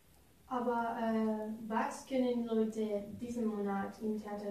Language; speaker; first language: German; non-native, learner; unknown